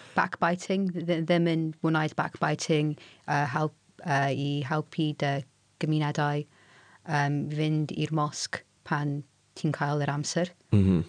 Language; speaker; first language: Welsh; non-native, local second language; English